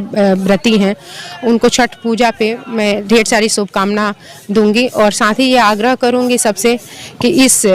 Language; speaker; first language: Hindi; native; Hindi